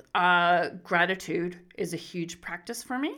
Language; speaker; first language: English; native; English